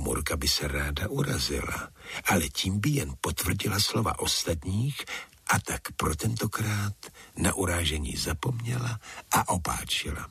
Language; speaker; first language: Czech; native; Czech